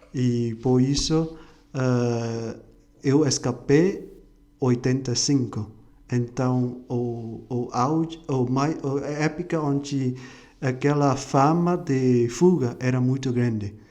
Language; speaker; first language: Portuguese; non-native, fluent; Vietnamese